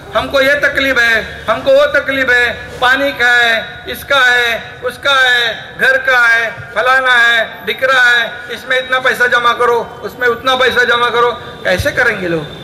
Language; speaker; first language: Hindi; non-native, local second language; Marathi